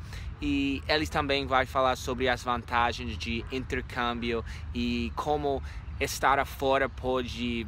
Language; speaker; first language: Portuguese; non-native, fluent; English